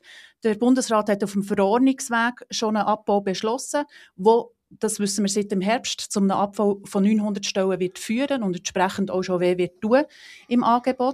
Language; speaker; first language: German; native; German